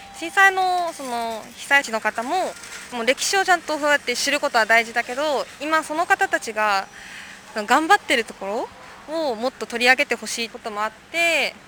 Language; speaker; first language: Japanese; native; Japanese